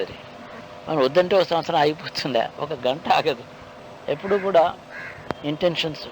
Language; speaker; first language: Telugu; native; Telugu